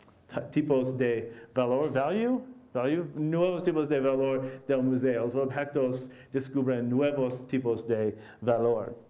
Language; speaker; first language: Spanish; non-native, learner; English